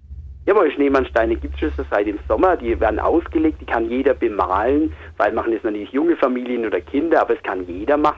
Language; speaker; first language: German; native; German